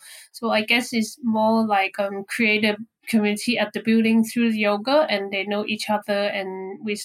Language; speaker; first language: English; non-native, local second language; Cantonese